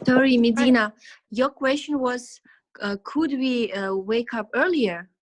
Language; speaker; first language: English; non-native, learner; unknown